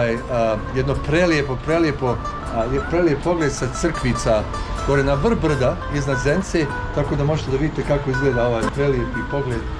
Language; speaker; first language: Croatian; native; Croatian